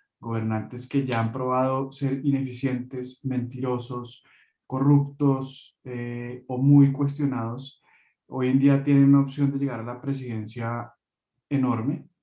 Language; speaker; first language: Spanish; native; Spanish